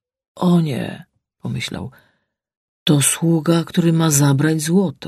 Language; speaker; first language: Polish; native; Polish